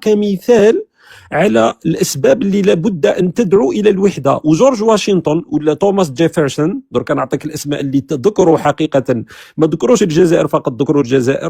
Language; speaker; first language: Arabic; native; Arabic